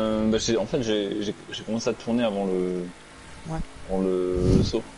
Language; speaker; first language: French; native; French